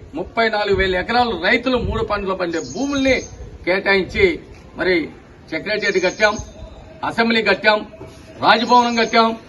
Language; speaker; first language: Telugu; native; Telugu